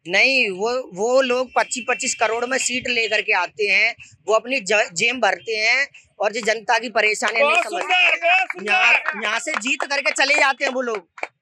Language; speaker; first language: Hindi; native; Hindi